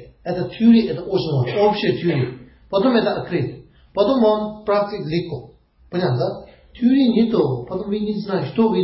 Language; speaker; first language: Russian; non-native, learner; Tibetan